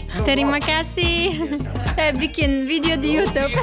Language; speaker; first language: Indonesian; non-native, learner; Polish